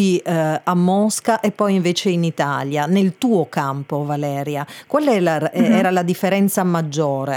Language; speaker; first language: Italian; native; Italian